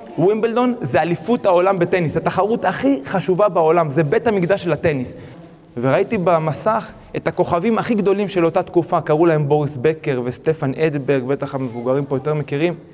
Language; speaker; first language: Hebrew; early bilingual, other home language; Spanish